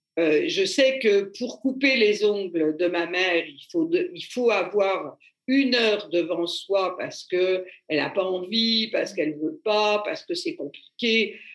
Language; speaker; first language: French; native; French